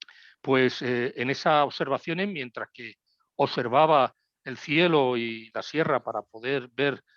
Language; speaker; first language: Spanish; native; Spanish